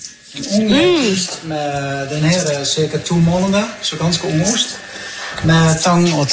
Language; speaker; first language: Norwegian; non-native, fluent; Dutch